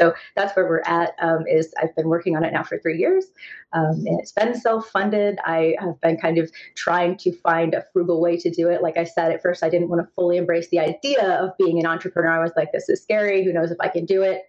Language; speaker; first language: English; native; English